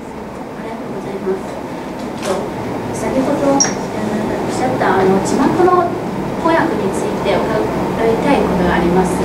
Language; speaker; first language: Japanese; non-native, fluent; Chinese